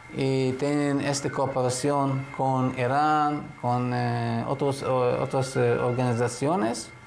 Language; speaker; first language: Spanish; non-native, fluent; Hebrew